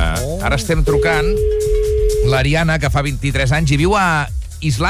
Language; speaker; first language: Catalan; native; Catalan